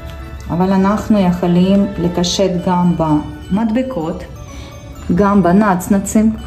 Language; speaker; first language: Hebrew; non-native, fluent; Russian